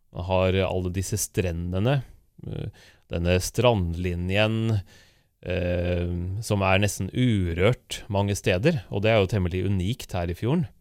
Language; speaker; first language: Norwegian; native; Norwegian